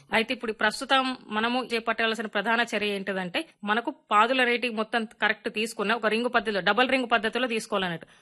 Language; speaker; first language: Telugu; native; Telugu